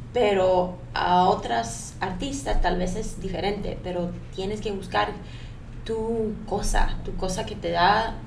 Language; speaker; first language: Spanish; early bilingual, heritage; Spanish